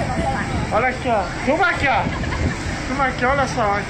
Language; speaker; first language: Portuguese; native; Portuguese